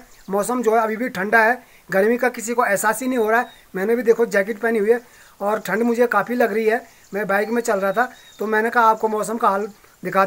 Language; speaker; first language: Hindi; native; Hindi